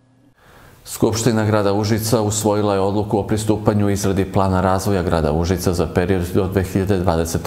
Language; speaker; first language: Serbian; native; Serbian